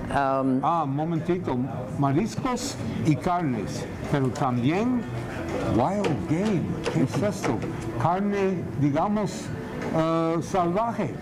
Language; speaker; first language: Spanish; non-native, fluent; English